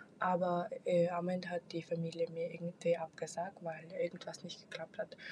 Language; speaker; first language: German; non-native, fluent; Russian